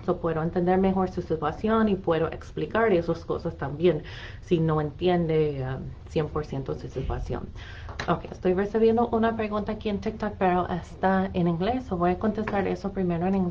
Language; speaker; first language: Spanish; non-native, fluent; English